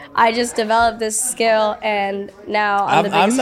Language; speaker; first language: English; native; English